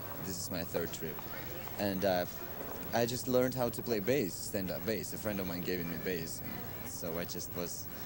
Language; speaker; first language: English; non-native, fluent; Russian